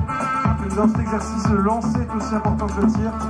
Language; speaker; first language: French; native; French